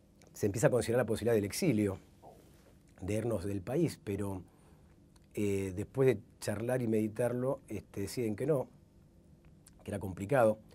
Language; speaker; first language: Spanish; native; Spanish